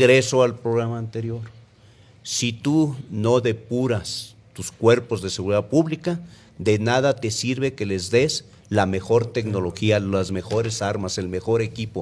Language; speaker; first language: Spanish; native; Spanish